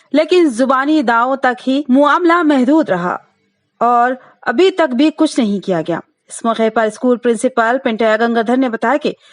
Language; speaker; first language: Urdu; native; Urdu